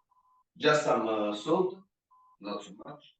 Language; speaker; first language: English; non-native, learner; Italian